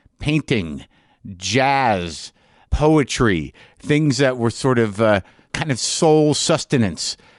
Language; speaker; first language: English; native; English